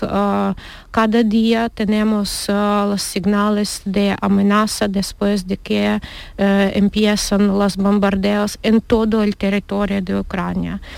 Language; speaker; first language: Spanish; non-native, learner; Ukrainian